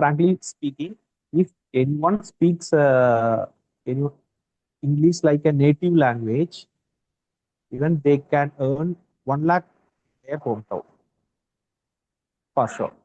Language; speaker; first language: English; non-native, learner; Tamil